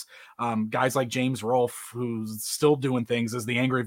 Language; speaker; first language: English; native; English